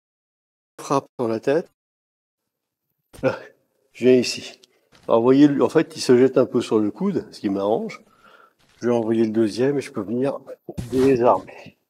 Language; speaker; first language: French; native; French